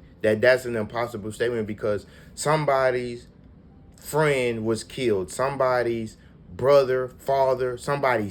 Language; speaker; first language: English; native; English